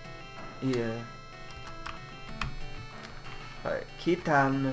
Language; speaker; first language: Japanese; non-native, learner; English